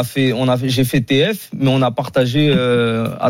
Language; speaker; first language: French; native; French